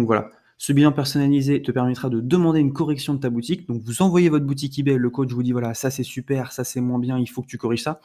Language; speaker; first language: French; native; French